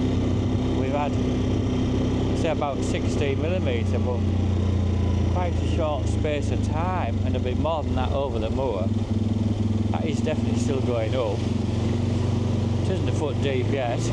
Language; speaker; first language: English; native; English